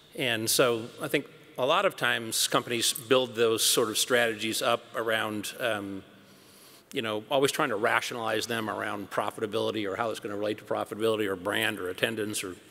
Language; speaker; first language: English; native; English